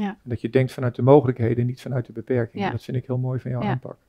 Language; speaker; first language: Dutch; native; Dutch